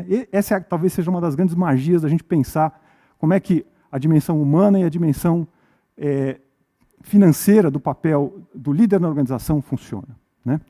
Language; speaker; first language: Portuguese; native; Portuguese